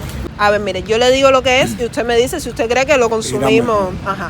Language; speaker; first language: Spanish; native; Spanish